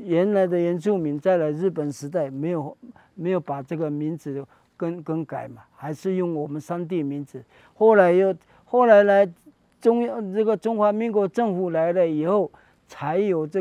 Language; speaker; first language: Chinese; non-native, local second language; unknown